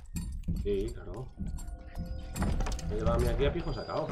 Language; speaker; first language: Spanish; native; Spanish